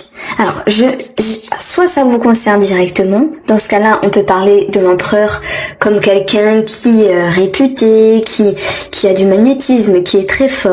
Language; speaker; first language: French; native; French